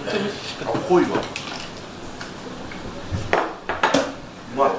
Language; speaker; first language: Japanese; native; Japanese